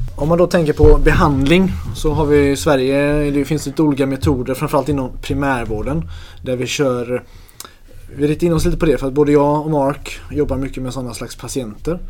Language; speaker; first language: Swedish; native; Swedish